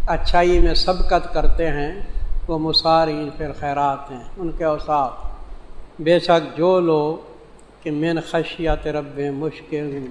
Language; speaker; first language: Urdu; non-native, local second language; Saraiki